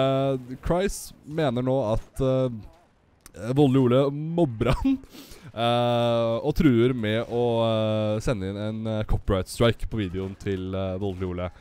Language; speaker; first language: Norwegian; native; Norwegian